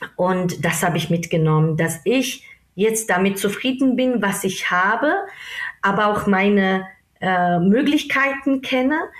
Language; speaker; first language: German; non-native, fluent; Georgian